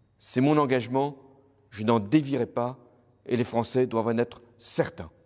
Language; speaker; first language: French; native; French